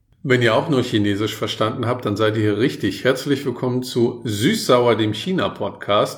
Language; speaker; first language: German; native; German